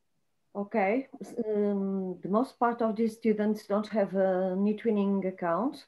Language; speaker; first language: English; non-native, fluent; Portuguese